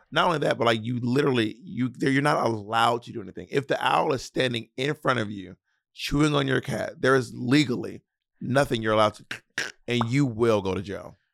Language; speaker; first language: English; native; English